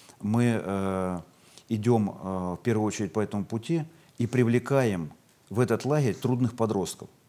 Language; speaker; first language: Russian; native; Russian